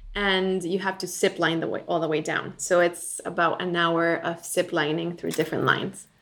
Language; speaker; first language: English; non-native, fluent; Spanish